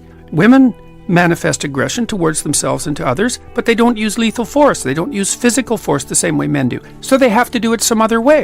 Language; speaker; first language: English; native; English